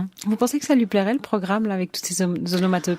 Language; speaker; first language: French; native; French